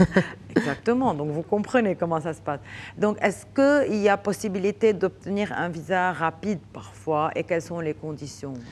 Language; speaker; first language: French; non-native, local second language; Arabic